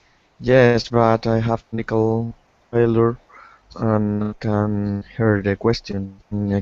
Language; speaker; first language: English; non-native, learner; Spanish